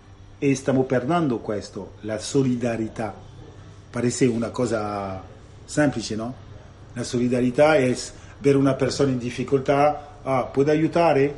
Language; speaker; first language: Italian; non-native, fluent; French